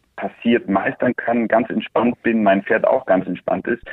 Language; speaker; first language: German; early bilingual, other home language; Spanish